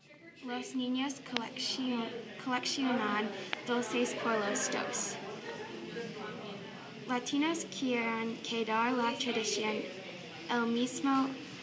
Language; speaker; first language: Spanish; non-native, learner; English